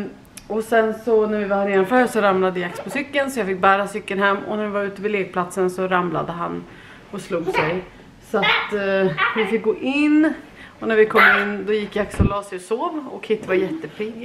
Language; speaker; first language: Swedish; native; Swedish